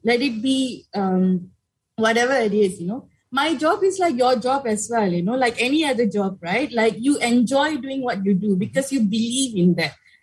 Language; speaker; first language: English; non-native, local second language; Tamil